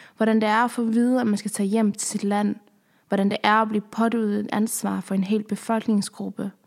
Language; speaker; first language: Danish; early bilingual, other home language; Persian